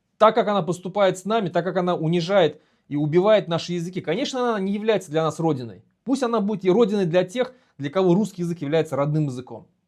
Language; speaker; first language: Russian; non-native, local second language; Bashkir